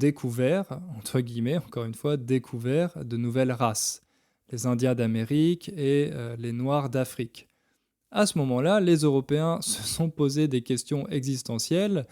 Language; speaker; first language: French; native; French